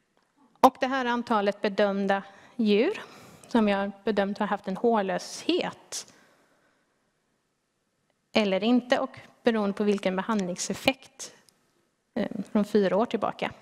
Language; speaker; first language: Swedish; native; Swedish